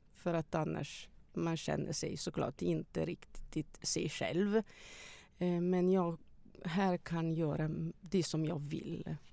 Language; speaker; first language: Swedish; non-native, fluent; Italian